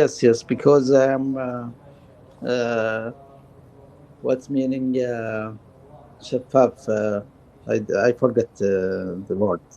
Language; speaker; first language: English; non-native, learner; Arabic